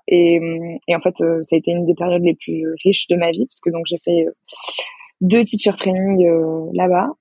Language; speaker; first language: French; native; French